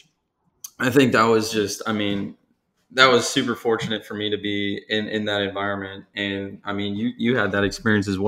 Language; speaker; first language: English; native; English